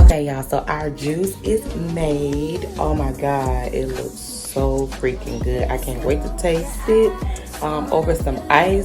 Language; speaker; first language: English; native; English